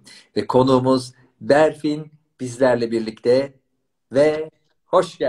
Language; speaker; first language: Turkish; native; Turkish